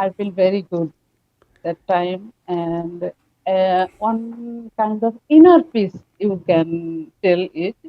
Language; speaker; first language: English; non-native, learner; Bangla